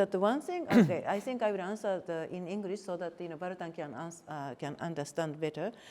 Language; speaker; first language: English; non-native, fluent; Japanese